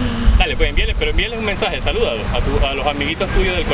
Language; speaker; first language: Spanish; native; Spanish